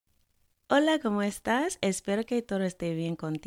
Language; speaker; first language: Spanish; non-native, fluent; English